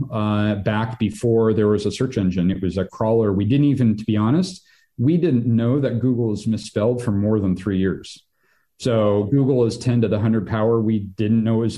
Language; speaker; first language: English; native; English